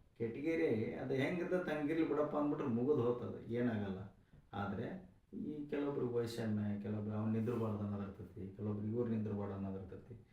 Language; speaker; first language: Kannada; native; Kannada